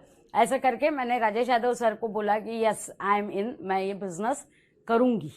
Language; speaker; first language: Hindi; non-native, local second language; Marathi